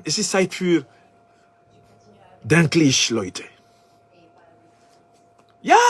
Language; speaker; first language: German; non-native, learner; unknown